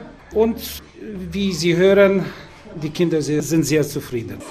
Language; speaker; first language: German; non-native, learner; Polish